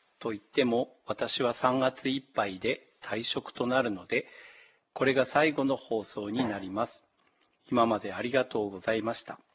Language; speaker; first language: Japanese; native; Japanese